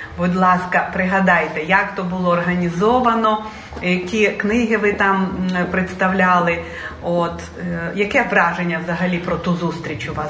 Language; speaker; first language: Ukrainian; early bilingual, heritage; Ukrainian